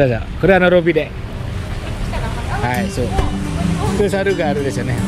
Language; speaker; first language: Japanese; non-native, learner; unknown